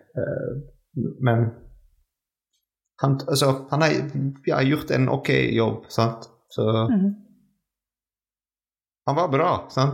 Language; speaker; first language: Norwegian; non-native, fluent; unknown